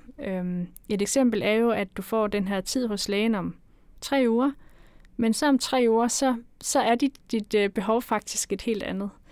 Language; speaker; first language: Danish; native; Danish